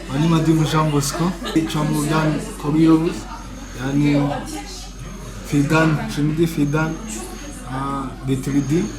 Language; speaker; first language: Turkish; non-native, learner; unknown